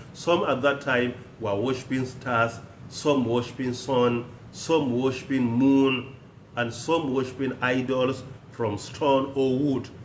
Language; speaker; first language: English; non-native, local second language; Hausa